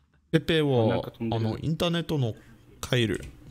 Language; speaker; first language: Japanese; non-native, learner; English